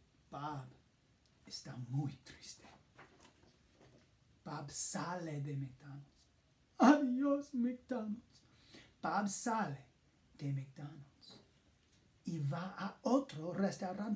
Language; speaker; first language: Spanish; non-native, fluent; English